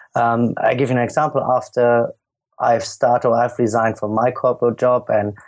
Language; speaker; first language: English; non-native, fluent; German